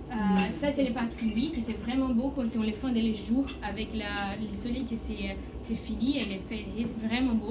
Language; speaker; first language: French; non-native, learner; Portuguese